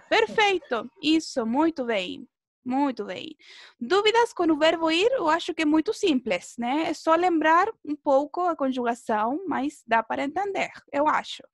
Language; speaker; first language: Portuguese; non-native, fluent; Spanish